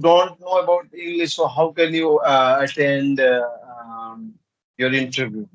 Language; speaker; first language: English; non-native, learner; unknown